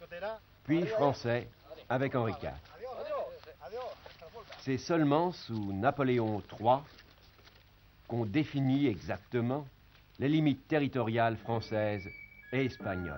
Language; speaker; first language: French; native; French